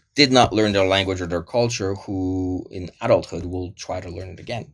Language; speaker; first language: English; early bilingual, other home language; Polish